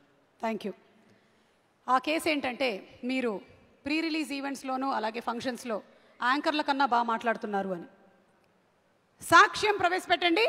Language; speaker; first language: Telugu; native; Telugu